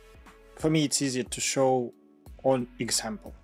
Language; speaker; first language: English; non-native, fluent; Russian